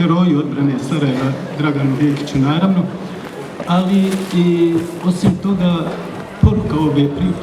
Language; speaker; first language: Bosnian; native; Bosnian